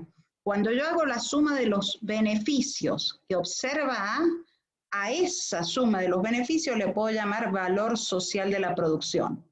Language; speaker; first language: Spanish; native; Spanish